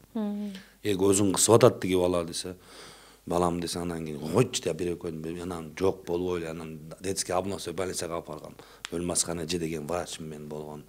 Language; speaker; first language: Kyrgyz; non-native, local second language; Uzbek